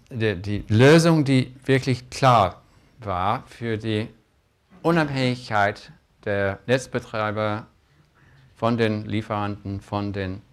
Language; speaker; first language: German; non-native, fluent; English